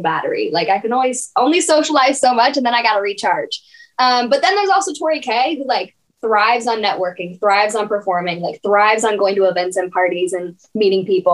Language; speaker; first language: English; native; English